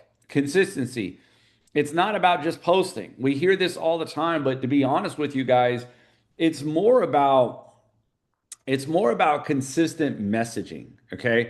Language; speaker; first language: English; native; English